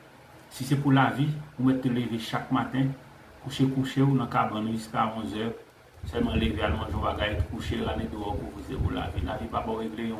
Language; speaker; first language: French; non-native, local second language; Haitian Creole